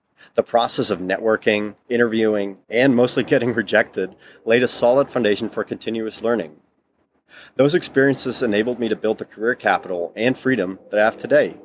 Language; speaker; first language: English; non-native, fluent; Dutch